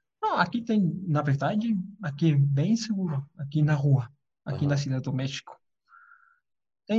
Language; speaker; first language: Portuguese; non-native, fluent; Spanish